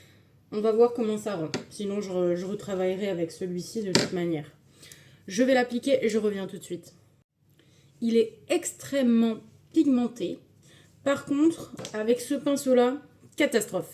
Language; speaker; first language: French; native; French